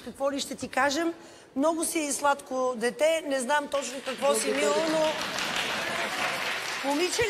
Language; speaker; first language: Bulgarian; native; Bulgarian